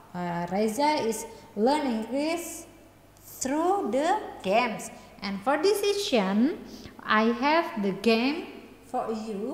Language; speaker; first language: English; non-native, learner; Indonesian